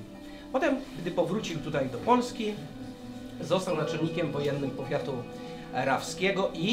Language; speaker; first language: Polish; native; Polish